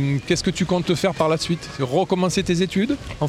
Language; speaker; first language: French; native; French